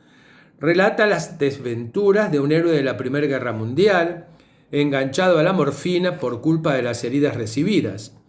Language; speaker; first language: Spanish; native; Spanish